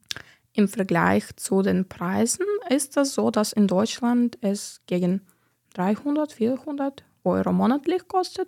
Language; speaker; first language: German; non-native, fluent; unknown